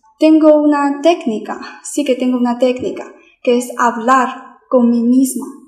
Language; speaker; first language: Spanish; non-native, fluent; Chinese